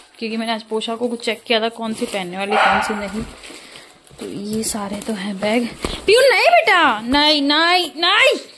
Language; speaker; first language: Hindi; non-native, local second language; Rajasthani